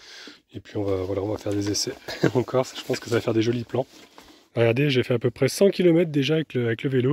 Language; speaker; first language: French; native; French